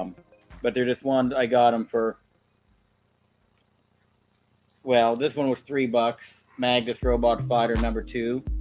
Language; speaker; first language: English; native; English